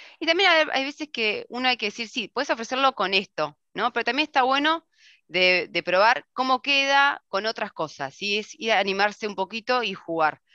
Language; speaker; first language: Spanish; native; Spanish